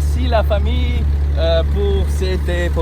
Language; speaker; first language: French; non-native, learner; English